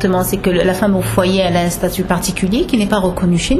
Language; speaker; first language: French; non-native, local second language; Arabic